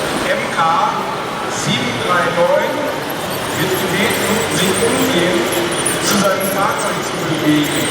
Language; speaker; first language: German; native; German